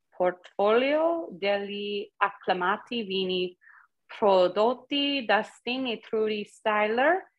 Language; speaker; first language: Italian; non-native, learner; English